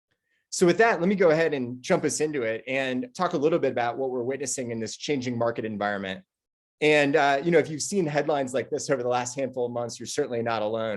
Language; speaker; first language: English; native; English